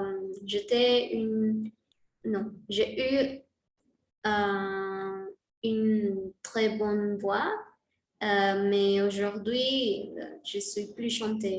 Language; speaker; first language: French; non-native, learner; Spanish